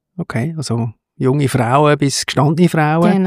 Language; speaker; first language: German; native; German